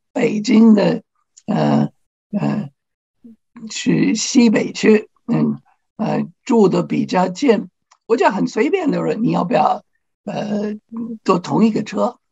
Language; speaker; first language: Chinese; non-native, fluent; English